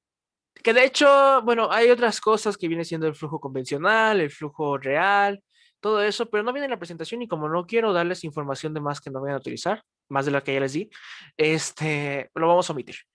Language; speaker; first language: Spanish; native; Spanish